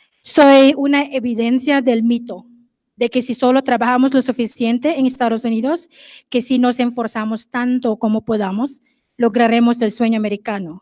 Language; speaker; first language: Spanish; non-native, fluent; English